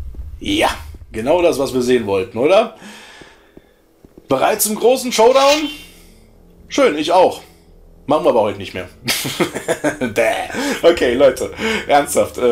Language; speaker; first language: German; native; German